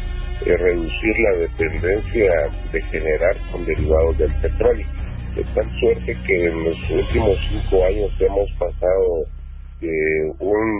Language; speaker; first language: Spanish; native; Spanish